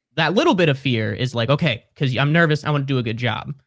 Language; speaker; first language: English; native; English